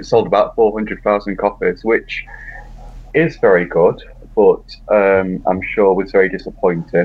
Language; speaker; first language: English; native; English